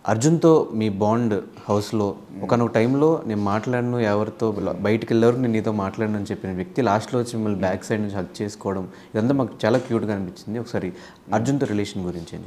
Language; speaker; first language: Telugu; native; Telugu